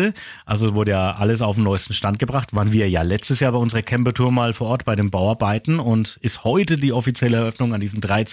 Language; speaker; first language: German; native; German